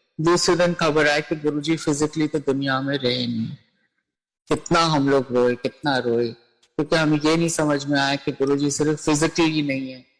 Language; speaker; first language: Hindi; native; Hindi